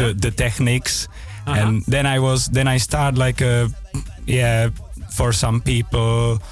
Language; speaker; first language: English; non-native, fluent; Czech